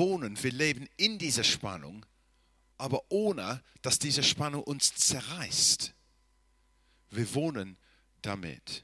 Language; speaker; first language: German; non-native, fluent; English